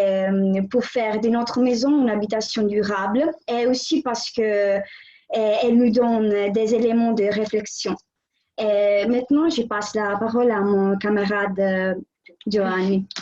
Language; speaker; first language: French; non-native, learner; Italian